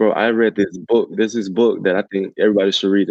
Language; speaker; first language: English; native; English